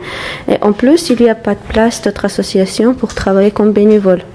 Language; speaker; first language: French; non-native, learner; Russian